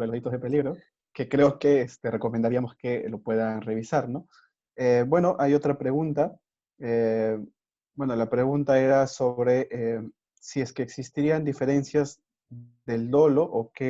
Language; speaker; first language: Spanish; native; Spanish